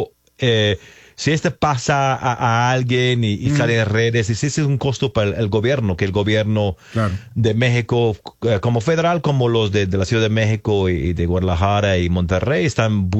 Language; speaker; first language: Spanish; non-native, fluent; English